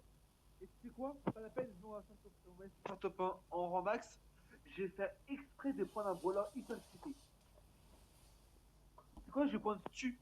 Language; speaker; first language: French; native; French